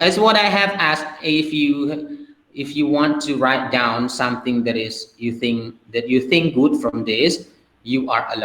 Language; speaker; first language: English; non-native, fluent; Indonesian